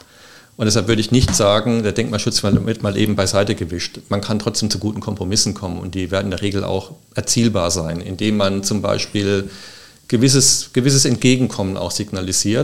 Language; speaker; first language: German; native; German